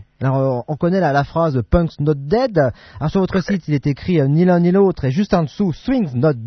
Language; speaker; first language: French; native; French